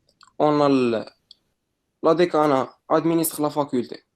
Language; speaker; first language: French; non-native, local second language; Arabic